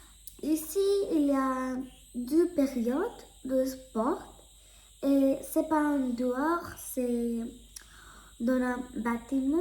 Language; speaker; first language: French; non-native, learner; Malayalam